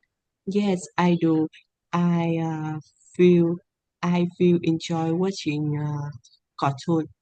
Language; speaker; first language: English; non-native, learner; Vietnamese